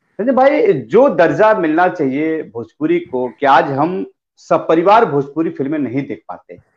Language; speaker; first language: Hindi; non-native, local second language; Bhojpuri